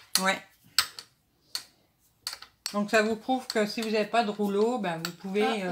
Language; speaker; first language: French; native; French